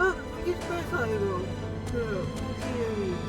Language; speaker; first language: Korean; non-native, learner; Lao